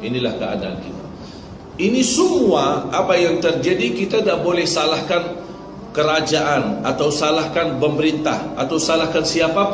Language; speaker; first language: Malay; non-native, fluent; Arabic